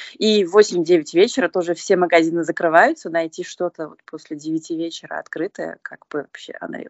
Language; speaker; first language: Russian; native; Russian